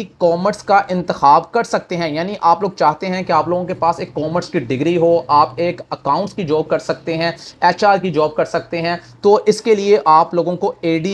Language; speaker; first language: Urdu; native; Urdu